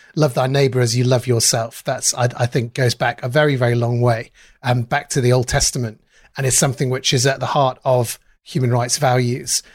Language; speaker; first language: English; native; English